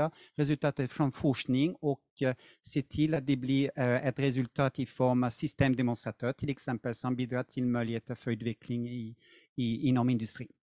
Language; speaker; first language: Swedish; non-native, fluent; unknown